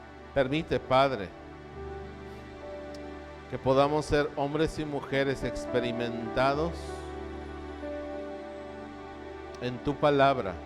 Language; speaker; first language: Spanish; native; Spanish